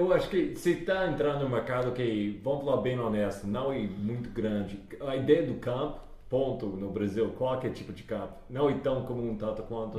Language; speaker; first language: Portuguese; non-native, fluent; English